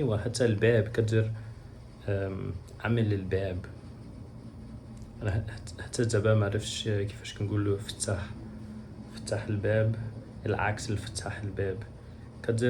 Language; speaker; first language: Arabic; non-native, learner; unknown